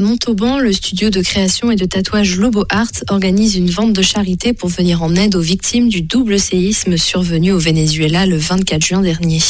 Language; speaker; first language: French; native; French